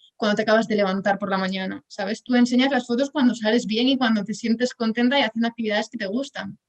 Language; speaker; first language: Spanish; native; Spanish